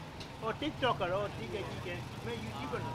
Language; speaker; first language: Hindi; non-native, learner; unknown